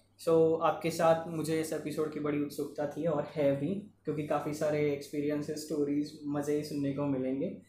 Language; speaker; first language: Hindi; non-native, local second language; Marathi